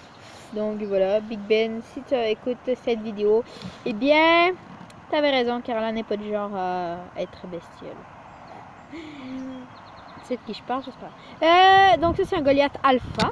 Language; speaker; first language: French; native; French